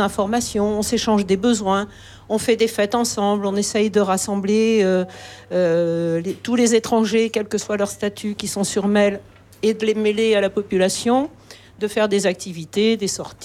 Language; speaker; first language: French; native; French